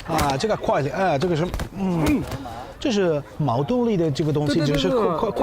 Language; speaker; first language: Chinese; non-native, learner; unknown